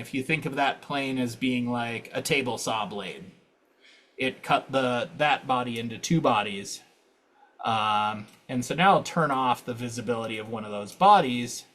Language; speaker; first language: English; native; English